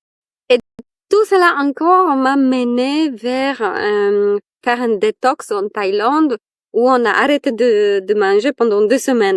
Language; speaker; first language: French; non-native, fluent; Polish